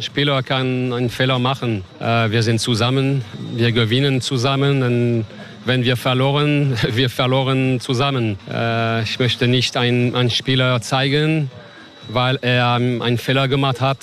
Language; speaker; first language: German; non-native, learner; French